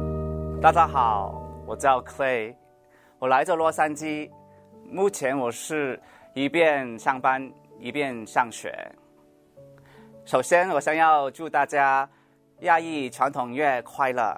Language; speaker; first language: Chinese; early bilingual, heritage; Cantonese